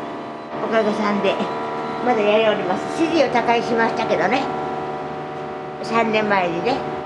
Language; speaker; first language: Japanese; native; Japanese